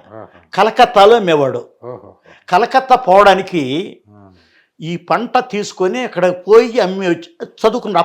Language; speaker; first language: Telugu; native; Telugu